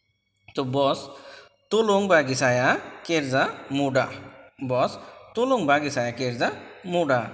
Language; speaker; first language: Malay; non-native, fluent; Bangla